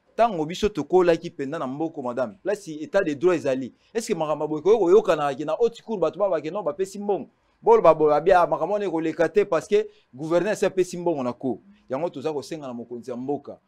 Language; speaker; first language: Lingala; native; Lingala